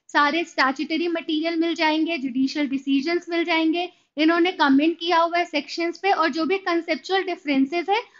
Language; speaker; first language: Hindi; native; Hindi